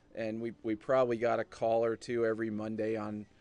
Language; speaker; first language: English; native; English